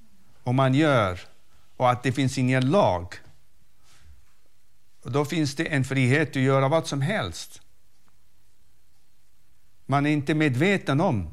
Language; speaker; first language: Swedish; non-native, fluent; Arabic